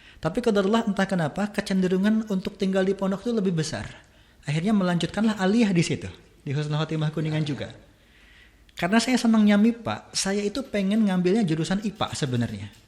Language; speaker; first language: Indonesian; non-native, local second language; Sundanese